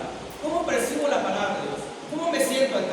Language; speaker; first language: Spanish; native; Spanish